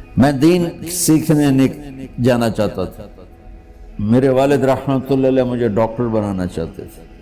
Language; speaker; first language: Urdu; non-native, local second language; Punjabi